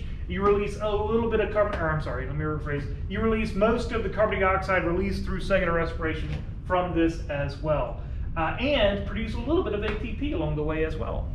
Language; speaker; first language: English; native; English